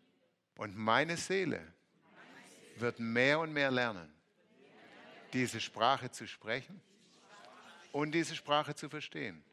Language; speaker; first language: German; native; German